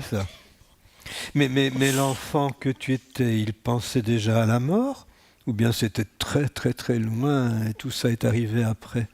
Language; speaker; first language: French; native; French